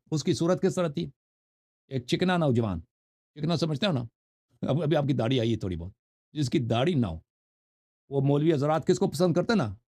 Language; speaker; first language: Urdu; non-native, fluent; Persian